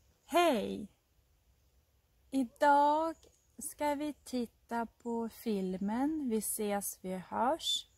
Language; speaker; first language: Swedish; non-native, fluent; Russian